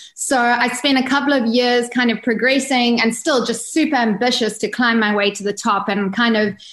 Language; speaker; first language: English; native; English